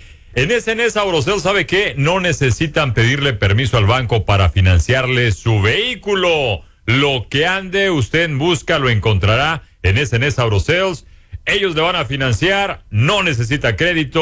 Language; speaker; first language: Spanish; native; Spanish